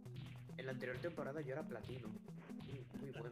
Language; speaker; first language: Spanish; native; Spanish